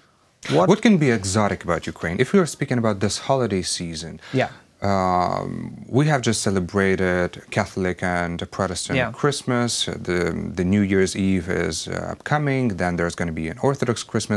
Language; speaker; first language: English; non-native, fluent; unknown